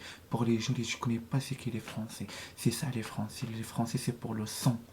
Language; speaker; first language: French; non-native, learner; Arabic